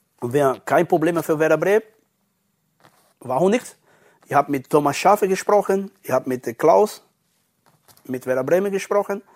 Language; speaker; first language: German; non-native, learner; Portuguese